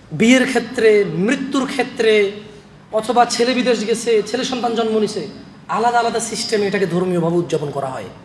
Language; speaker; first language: Bangla; early bilingual, heritage; Bangla